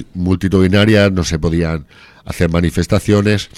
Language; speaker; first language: Spanish; native; Spanish